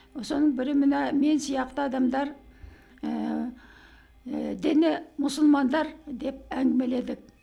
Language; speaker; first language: Kazakh; native; Kazakh